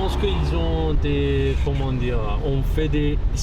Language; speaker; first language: French; non-native, learner; Persian